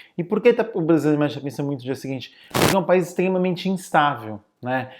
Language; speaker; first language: Portuguese; native; Portuguese